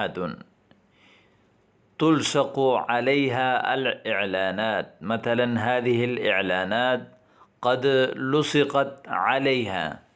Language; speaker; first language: Arabic; non-native, fluent; Urdu